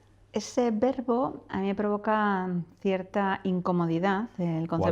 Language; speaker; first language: Spanish; native; Spanish